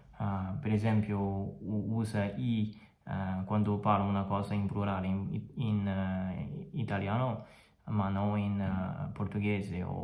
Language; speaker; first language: Italian; non-native, fluent; Chinese